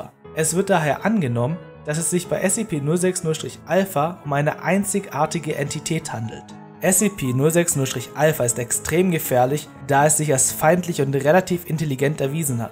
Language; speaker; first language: German; native; German